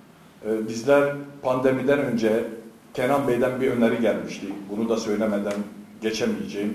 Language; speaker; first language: Turkish; native; Turkish